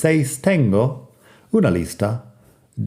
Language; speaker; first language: Spanish; non-native, fluent; English